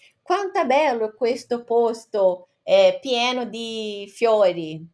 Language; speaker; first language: Italian; non-native, fluent; Portuguese